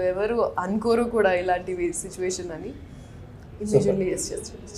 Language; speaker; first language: Telugu; non-native, local second language; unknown